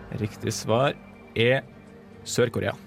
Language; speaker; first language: Norwegian; native; Norwegian